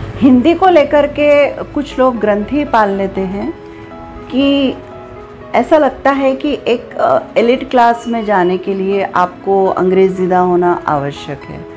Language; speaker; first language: Hindi; native; Hindi